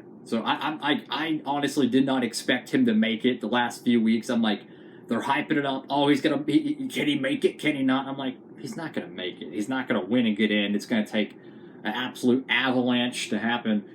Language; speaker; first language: English; native; English